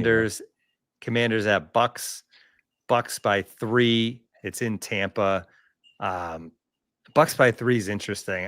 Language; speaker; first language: English; native; English